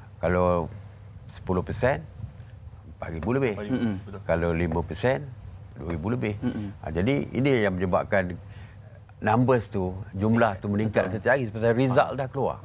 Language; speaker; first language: Malay; native; Malay